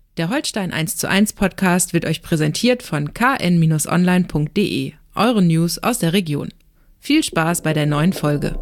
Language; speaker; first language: German; native; German